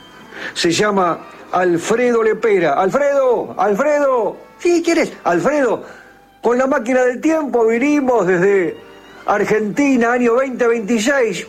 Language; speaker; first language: Spanish; native; Spanish